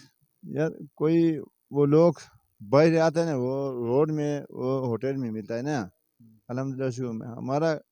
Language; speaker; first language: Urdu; non-native, local second language; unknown